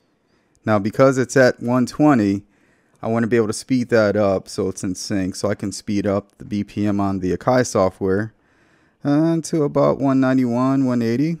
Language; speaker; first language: English; native; English